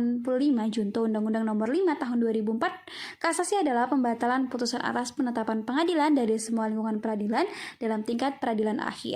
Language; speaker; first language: Indonesian; native; Indonesian